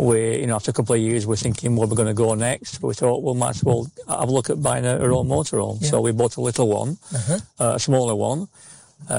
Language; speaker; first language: English; native; English